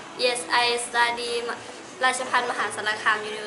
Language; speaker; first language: English; non-native, learner; Thai